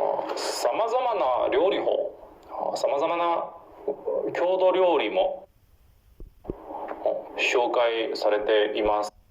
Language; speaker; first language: Japanese; non-native, fluent; Chinese